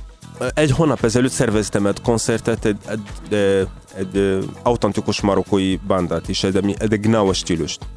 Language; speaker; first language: Hungarian; non-native, learner; Arabic